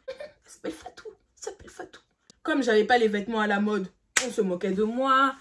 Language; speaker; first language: French; early bilingual, other home language; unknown